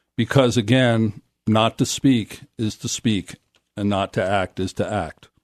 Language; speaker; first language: English; native; English